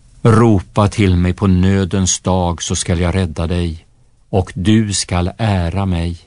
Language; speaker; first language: Swedish; native; Swedish